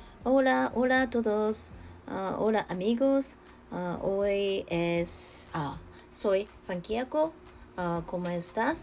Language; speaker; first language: Spanish; non-native, learner; Japanese